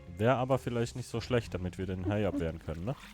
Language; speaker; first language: German; native; German